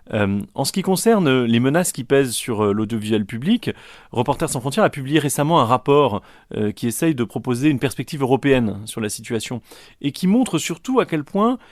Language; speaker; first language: French; native; French